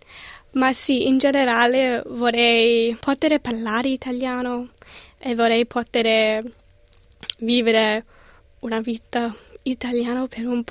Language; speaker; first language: Italian; non-native, learner; English